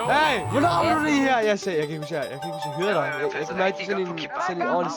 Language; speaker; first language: Danish; native; Danish